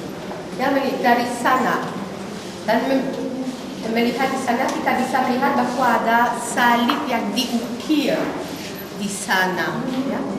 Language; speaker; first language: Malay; non-native, fluent; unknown